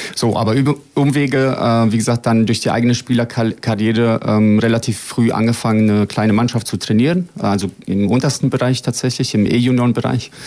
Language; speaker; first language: German; early bilingual, other home language; Bosnian